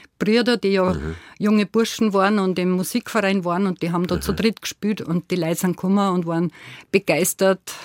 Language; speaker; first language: German; native; German